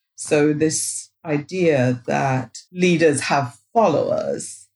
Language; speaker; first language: English; non-native, local second language; Bangla